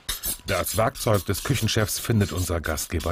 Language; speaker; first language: German; native; German